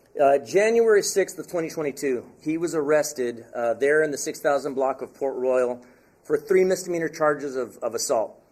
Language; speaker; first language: English; early bilingual, other home language; Spanish